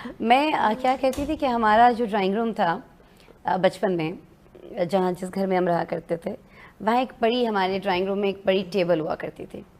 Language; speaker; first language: Urdu; native; Urdu